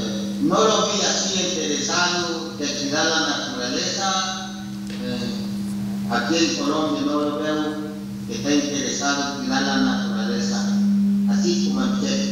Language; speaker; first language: Spanish; non-native, local second language; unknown